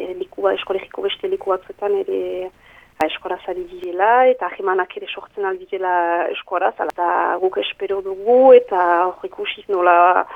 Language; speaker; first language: Basque; native; Basque